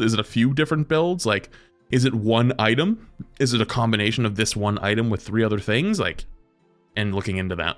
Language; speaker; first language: English; native; English